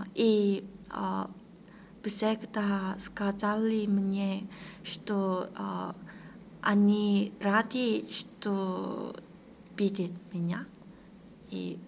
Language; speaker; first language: Russian; non-native, fluent; Korean